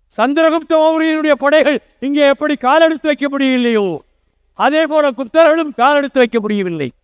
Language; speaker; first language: Tamil; native; Tamil